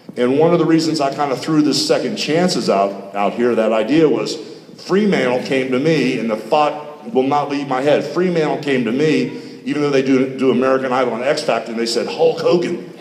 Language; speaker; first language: English; native; English